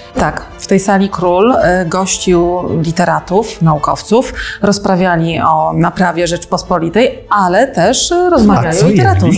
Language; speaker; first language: Polish; native; Polish